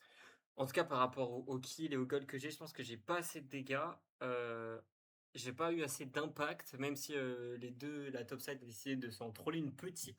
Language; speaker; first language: French; native; French